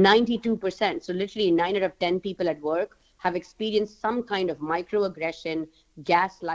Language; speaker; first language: English; non-native, local second language; Hindi